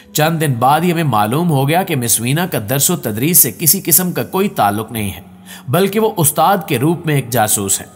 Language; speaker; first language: Urdu; native; Urdu